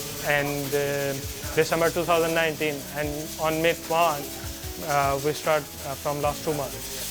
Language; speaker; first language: English; non-native, learner; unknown